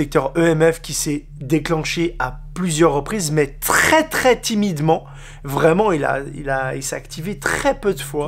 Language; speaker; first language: French; native; French